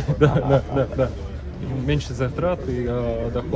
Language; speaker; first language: Russian; non-native, learner; Latvian